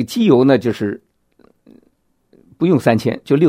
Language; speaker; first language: Chinese; native; Chinese